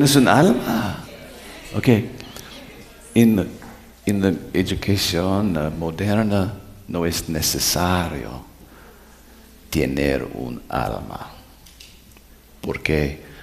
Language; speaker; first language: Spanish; non-native, learner; English